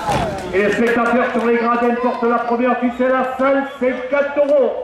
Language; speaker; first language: French; native; French